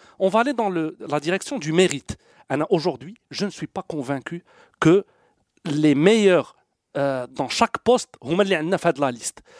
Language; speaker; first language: French; non-native, local second language; Arabic